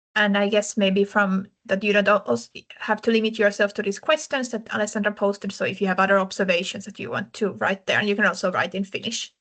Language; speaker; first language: English; non-native, fluent; Finnish